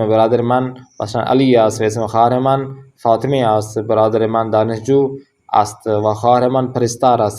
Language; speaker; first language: Persian; non-native, fluent; Urdu